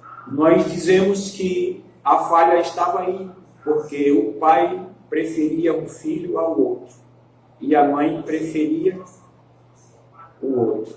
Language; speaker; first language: Portuguese; native; Portuguese